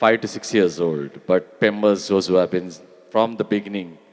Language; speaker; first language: English; non-native, local second language; Marathi